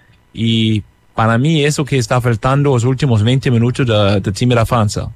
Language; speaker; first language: Portuguese; non-native, fluent; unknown